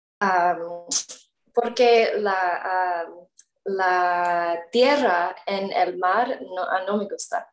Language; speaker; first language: Spanish; non-native, learner; English